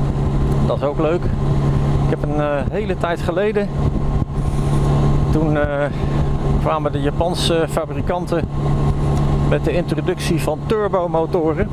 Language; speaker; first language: Dutch; native; Dutch